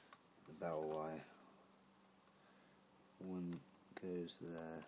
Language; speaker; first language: English; native; English